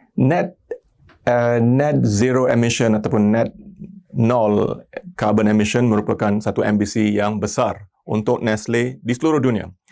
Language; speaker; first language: Malay; non-native, local second language; Tamil